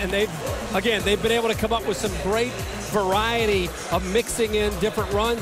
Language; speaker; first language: English; native; English